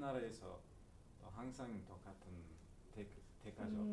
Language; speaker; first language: Korean; non-native, learner; Uzbek